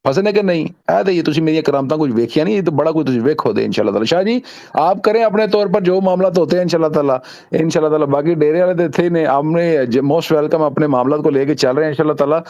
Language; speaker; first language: Urdu; non-native, local second language; Punjabi